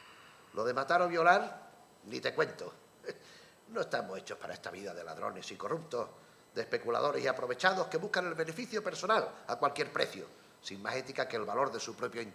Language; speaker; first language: Spanish; native; Spanish